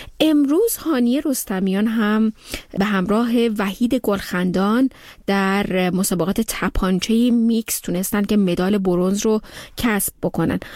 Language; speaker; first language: Persian; native; Persian